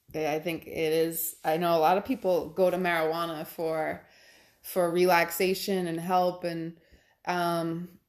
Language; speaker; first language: English; native; English